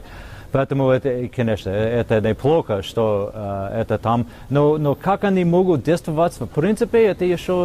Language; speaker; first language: Russian; non-native, fluent; English